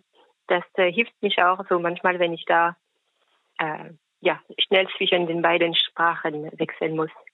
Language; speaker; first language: German; non-native, fluent; French